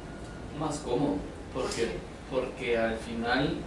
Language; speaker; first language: Spanish; native; Spanish